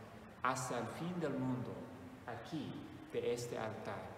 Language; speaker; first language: Spanish; non-native, fluent; English